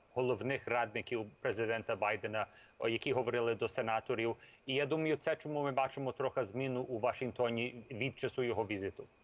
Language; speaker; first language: Ukrainian; early bilingual, heritage; English